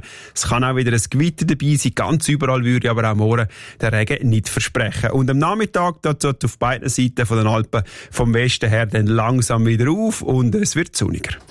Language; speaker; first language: German; native; German